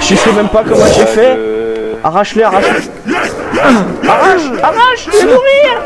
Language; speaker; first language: French; native; French